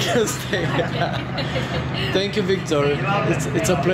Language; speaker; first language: English; non-native, fluent; Romanian